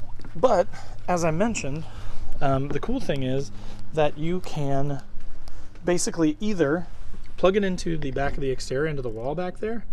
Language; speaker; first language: English; native; English